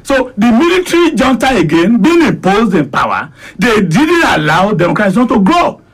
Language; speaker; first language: English; non-native, local second language; Yoruba